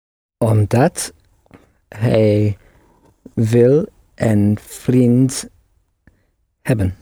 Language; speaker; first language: Dutch; non-native, learner; English